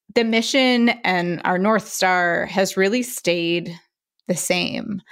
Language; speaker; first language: English; native; English